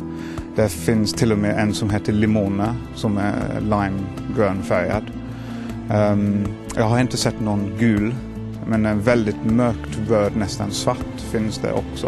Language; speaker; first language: Swedish; non-native, fluent; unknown